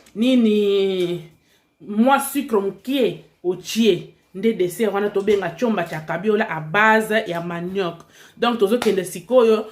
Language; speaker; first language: Lingala; non-native, local second language; Luba-Lulua